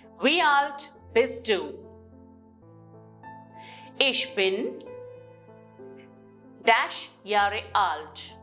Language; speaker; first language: German; non-native, learner; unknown